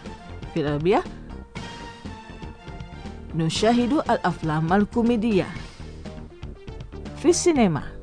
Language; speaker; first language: Arabic; non-native, fluent; Indonesian